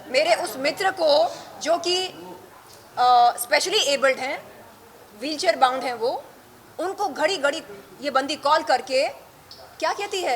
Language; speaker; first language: Hindi; native; Hindi